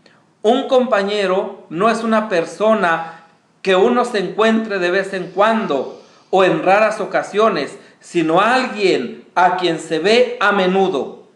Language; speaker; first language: Spanish; native; Spanish